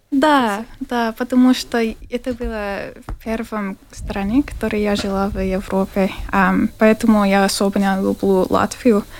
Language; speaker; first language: Russian; non-native, learner; English